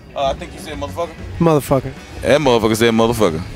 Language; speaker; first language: English; native; English